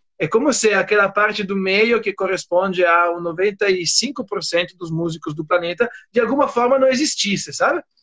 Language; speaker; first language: Portuguese; non-native, fluent; Italian